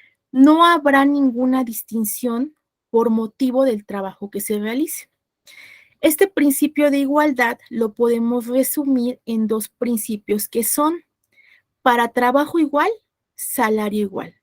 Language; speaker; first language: Spanish; native; Spanish